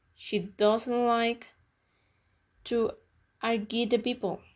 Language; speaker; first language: English; non-native, learner; Spanish